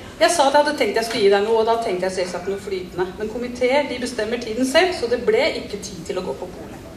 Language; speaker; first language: Norwegian; native; Norwegian